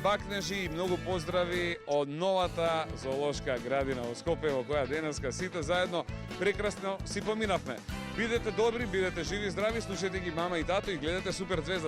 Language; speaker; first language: Macedonian; native; Macedonian